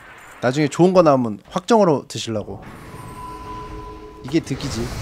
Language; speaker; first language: Korean; native; Korean